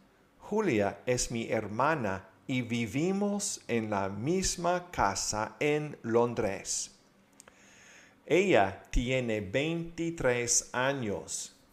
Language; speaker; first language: Spanish; non-native, fluent; English